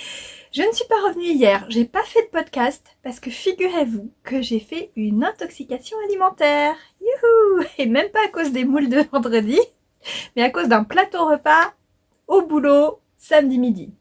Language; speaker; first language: French; native; French